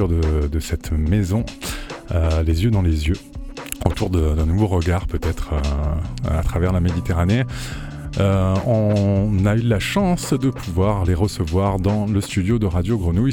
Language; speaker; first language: French; native; French